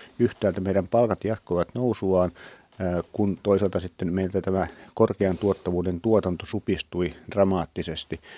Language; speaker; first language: Finnish; native; Finnish